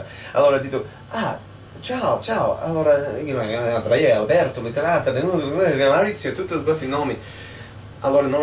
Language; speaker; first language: Italian; non-native, learner; English